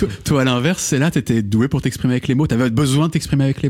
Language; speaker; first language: French; native; French